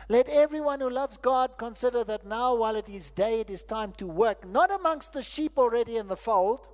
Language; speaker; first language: English; non-native, local second language; Afrikaans